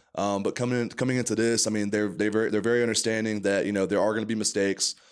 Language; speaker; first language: English; native; English